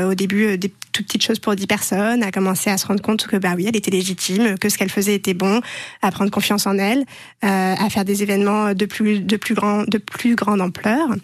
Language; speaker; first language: French; native; French